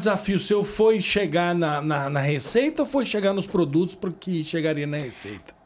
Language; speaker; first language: Portuguese; native; Portuguese